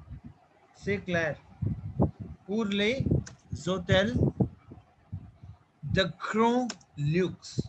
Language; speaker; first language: French; non-native, fluent; Hindi